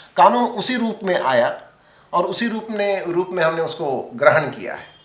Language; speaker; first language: Hindi; non-native, local second language; Marathi